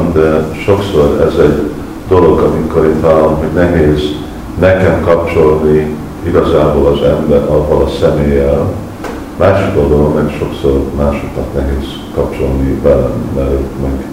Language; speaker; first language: Hungarian; early bilingual, heritage; Hungarian